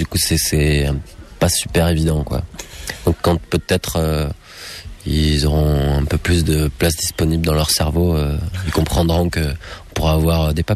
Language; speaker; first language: French; native; French